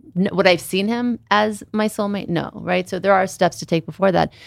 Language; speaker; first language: English; native; English